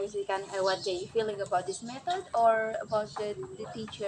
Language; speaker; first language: English; non-native, learner; Indonesian